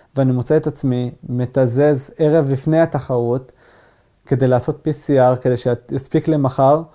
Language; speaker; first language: Hebrew; non-native, local second language; Arabic